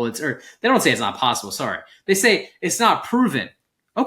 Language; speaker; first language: English; native; English